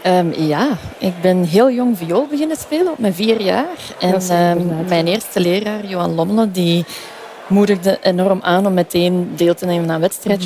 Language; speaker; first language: Dutch; native; Dutch